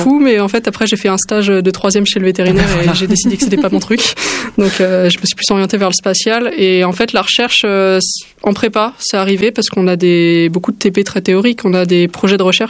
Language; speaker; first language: French; native; French